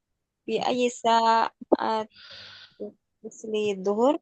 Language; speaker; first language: Arabic; non-native, learner; Indonesian